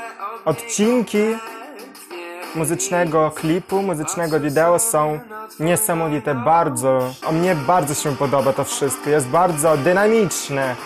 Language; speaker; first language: Polish; non-native, learner; Ukrainian